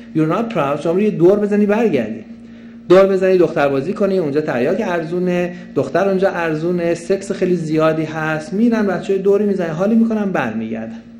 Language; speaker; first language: Persian; native; Persian